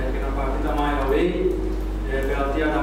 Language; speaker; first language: Indonesian; non-native, learner; Portuguese